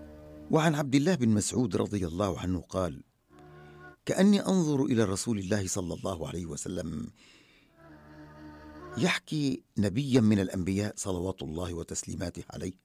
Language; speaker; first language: Arabic; native; Arabic